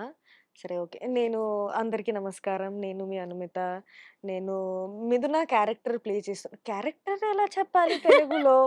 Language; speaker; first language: Telugu; non-native, learner; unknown